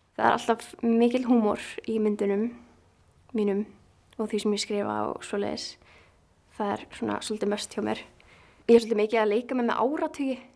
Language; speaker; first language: Icelandic; native; Icelandic